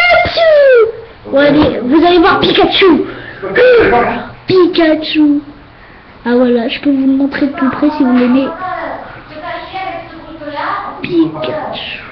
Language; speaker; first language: French; native; French